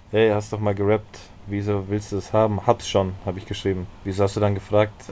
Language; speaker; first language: German; early bilingual, other home language; Russian